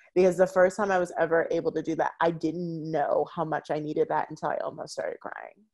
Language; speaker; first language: English; native; English